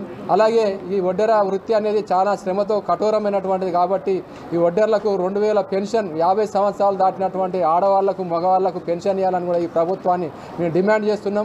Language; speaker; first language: Telugu; native; Telugu